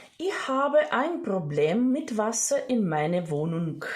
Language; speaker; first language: German; non-native, fluent; Ukrainian